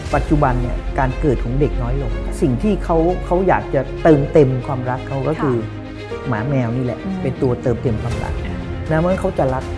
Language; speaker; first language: Thai; native; Thai